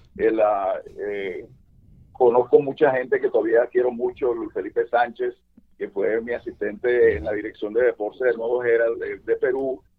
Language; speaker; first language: Spanish; native; Spanish